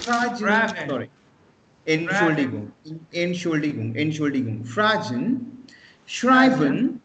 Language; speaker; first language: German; non-native, fluent; Hindi